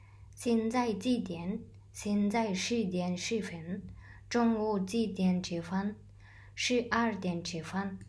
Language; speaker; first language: Chinese; non-native, learner; Mongolian